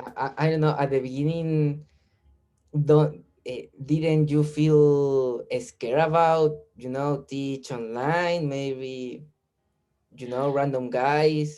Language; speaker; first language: English; non-native, learner; Spanish